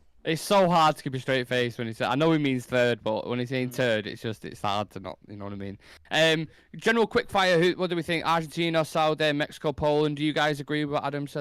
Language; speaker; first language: English; native; English